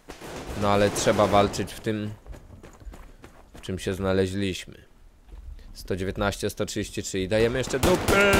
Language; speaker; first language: Polish; native; Polish